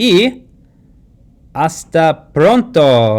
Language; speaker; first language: Spanish; non-native, fluent; English